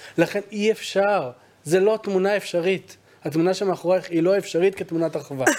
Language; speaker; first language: Hebrew; native; Hebrew